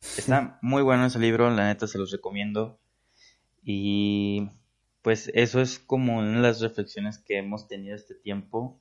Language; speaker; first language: Spanish; native; Spanish